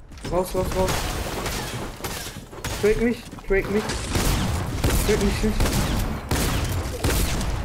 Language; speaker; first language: German; native; German